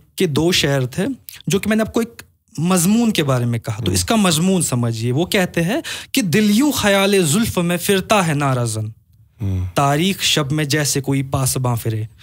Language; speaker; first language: Hindi; non-native, local second language; Kashmiri